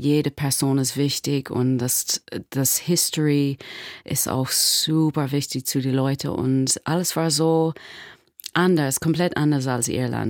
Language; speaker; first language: German; non-native, learner; English